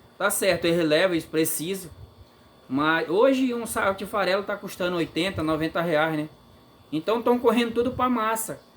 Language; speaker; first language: Portuguese; native; Portuguese